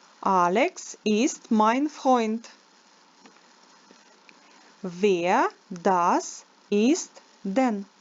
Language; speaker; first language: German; non-native, learner; Ukrainian